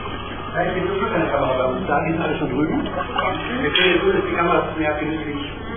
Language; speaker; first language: German; native; German